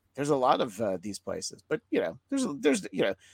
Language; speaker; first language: English; native; English